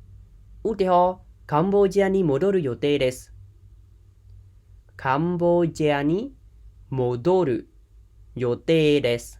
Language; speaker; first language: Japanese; non-native, fluent; Khmer